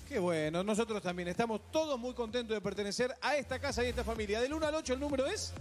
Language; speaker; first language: Spanish; native; Spanish